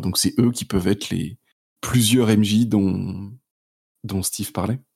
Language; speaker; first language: French; native; French